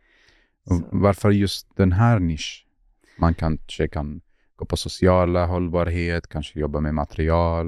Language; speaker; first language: Swedish; non-native, fluent; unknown